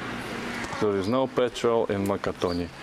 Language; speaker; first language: English; non-native, learner; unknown